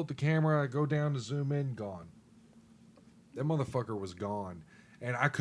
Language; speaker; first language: English; native; English